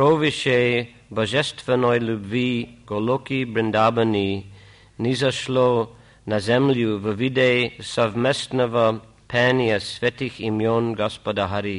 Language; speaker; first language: Russian; native; Russian